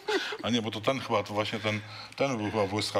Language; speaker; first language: Polish; native; Polish